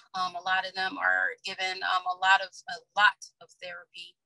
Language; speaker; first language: English; native; English